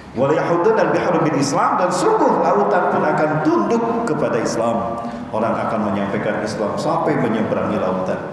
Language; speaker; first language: Indonesian; native; Indonesian